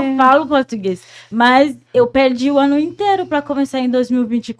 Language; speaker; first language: Portuguese; non-native, fluent; Haitian Creole